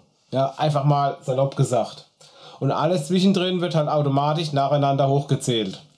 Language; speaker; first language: German; native; German